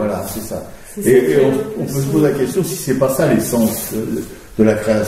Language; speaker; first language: French; native; French